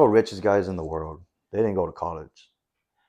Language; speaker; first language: English; native; English